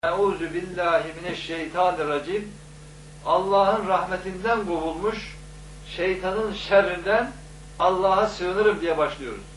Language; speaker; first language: Turkish; native; Turkish